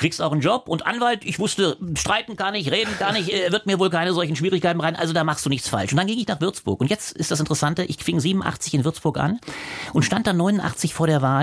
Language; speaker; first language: German; native; German